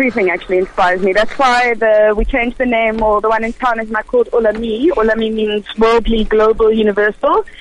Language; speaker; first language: English; early bilingual, other home language; Hebrew